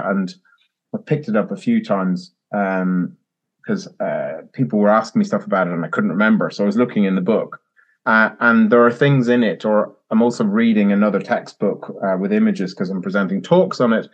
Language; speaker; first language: English; native; English